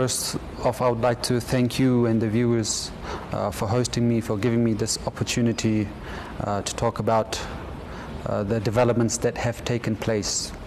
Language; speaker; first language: English; non-native, fluent; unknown